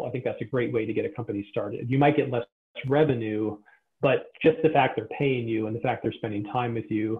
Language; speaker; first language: English; native; English